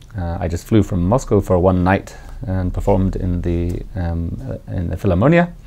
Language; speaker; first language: English; native; English